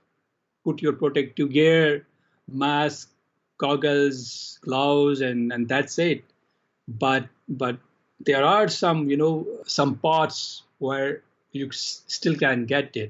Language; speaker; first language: English; non-native, local second language; Kashmiri